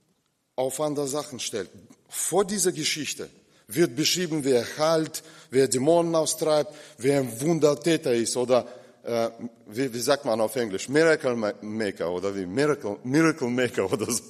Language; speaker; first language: German; non-native, fluent; Russian